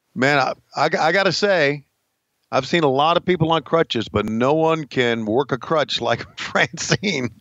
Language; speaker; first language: English; native; English